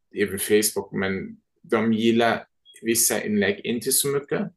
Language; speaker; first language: Swedish; non-native, fluent; German